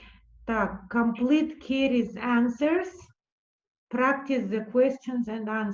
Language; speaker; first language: English; non-native, fluent; Russian